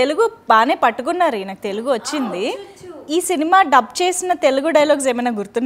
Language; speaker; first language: Telugu; native; Telugu